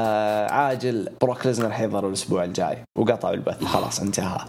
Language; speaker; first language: Arabic; native; Arabic